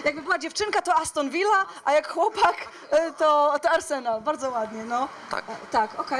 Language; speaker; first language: Polish; native; Polish